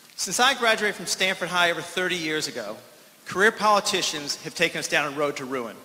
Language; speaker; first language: English; native; English